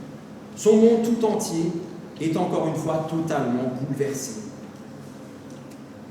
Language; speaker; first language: French; native; French